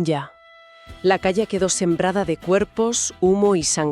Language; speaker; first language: Spanish; native; Spanish